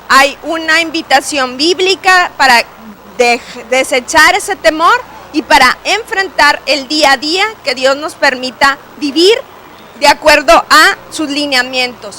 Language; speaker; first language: Spanish; native; Spanish